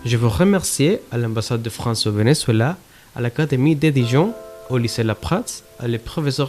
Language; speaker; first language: French; non-native, learner; Spanish